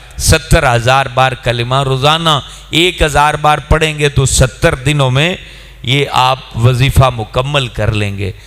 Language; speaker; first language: Urdu; non-native, local second language; Punjabi